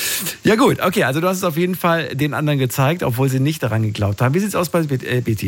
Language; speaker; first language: German; native; German